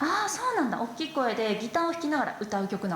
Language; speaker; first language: Japanese; native; Japanese